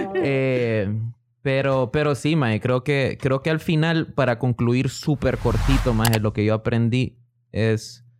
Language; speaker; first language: Spanish; native; Spanish